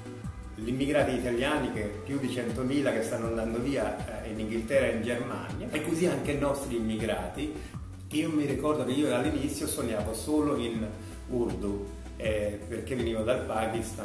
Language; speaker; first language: Italian; non-native, fluent; Urdu